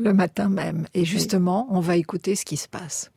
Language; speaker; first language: French; native; French